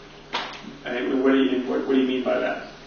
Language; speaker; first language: English; native; English